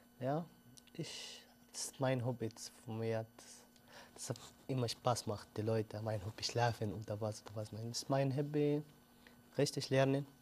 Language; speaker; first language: German; non-native, learner; Arabic